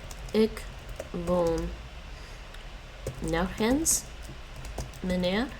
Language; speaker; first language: Dutch; non-native, learner; English